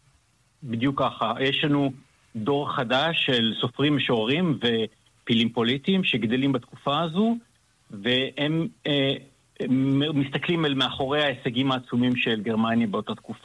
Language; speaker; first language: Hebrew; native; Hebrew